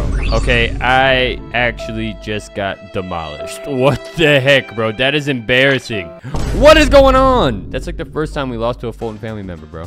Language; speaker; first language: English; native; English